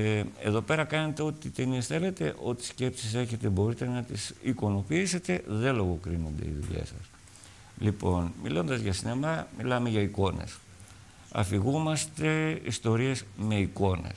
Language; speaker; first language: Greek; native; Greek